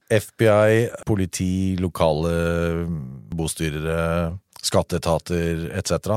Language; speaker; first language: Norwegian; native; Norwegian